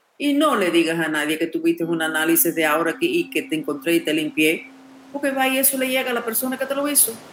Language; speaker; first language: Spanish; non-native, fluent; English